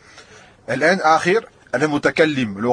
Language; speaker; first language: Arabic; non-native, fluent; French